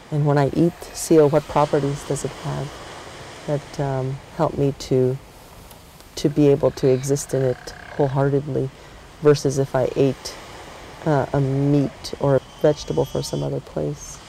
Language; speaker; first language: English; native; English